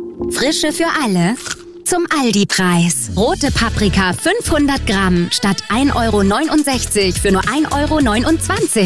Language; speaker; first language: German; native; German